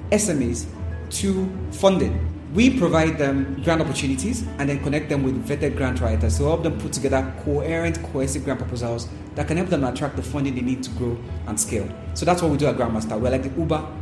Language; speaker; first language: English; non-native, local second language; Yoruba